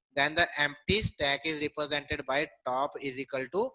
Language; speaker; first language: English; non-native, local second language; Punjabi